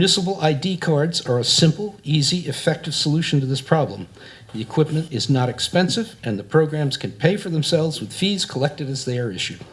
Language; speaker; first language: English; native; English